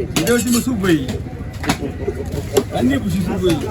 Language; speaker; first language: Tamil; native; Tamil